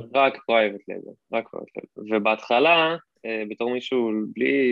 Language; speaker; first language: Hebrew; native; Hebrew